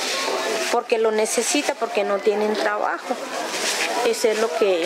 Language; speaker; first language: Spanish; non-native, local second language; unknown